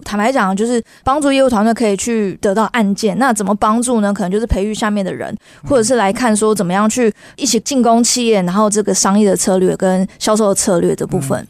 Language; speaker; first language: Chinese; native; Chinese